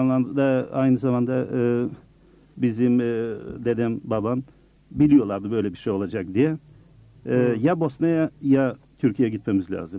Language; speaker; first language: Turkish; early bilingual, other home language; Bosnian